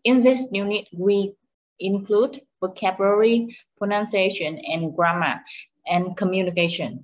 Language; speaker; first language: English; non-native, fluent; Vietnamese